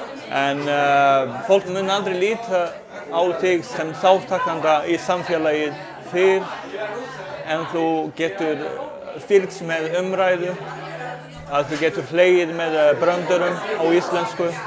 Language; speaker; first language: Icelandic; non-native, fluent; Portuguese